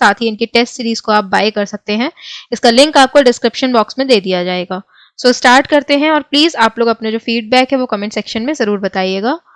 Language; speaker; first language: Hindi; native; Hindi